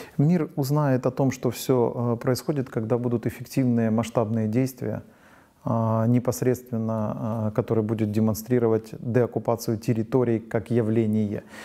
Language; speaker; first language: Russian; non-native, local second language; Ukrainian